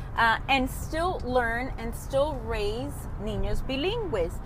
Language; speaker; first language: English; early bilingual, other home language; Spanish